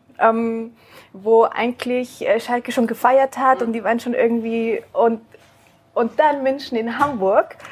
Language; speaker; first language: German; early bilingual, other home language; Spanish